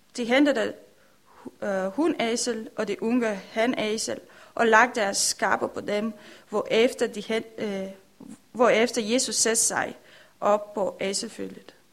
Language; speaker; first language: Danish; non-native, learner; Romanian